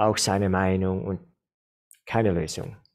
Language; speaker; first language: German; non-native, fluent; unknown